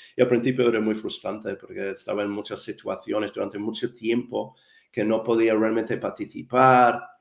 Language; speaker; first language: Spanish; non-native, fluent; English